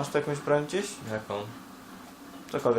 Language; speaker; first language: Polish; native; Polish